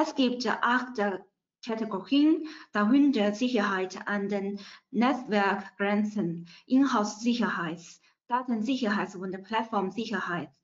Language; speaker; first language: German; non-native, fluent; Chinese